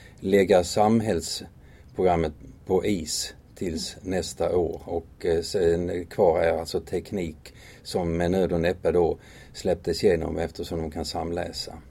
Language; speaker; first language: Swedish; native; Swedish